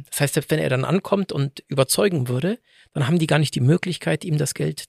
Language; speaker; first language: German; native; German